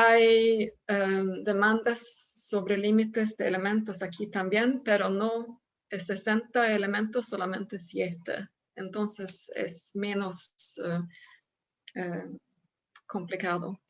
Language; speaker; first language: Spanish; non-native, fluent; Swedish